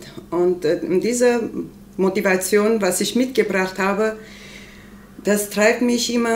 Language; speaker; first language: German; non-native, learner; Armenian